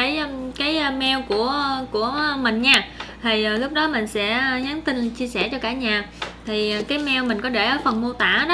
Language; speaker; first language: Vietnamese; native; Vietnamese